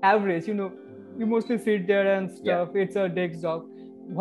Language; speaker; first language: English; non-native, local second language; Bangla